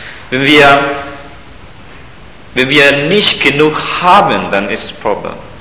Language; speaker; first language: German; non-native, learner; Burmese